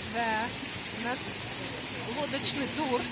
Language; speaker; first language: Russian; native; Russian